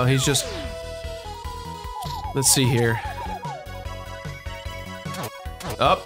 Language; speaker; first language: English; native; English